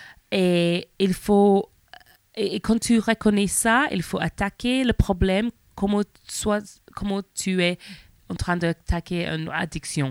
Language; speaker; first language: French; non-native, learner; English